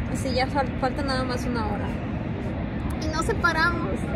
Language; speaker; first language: Spanish; native; Spanish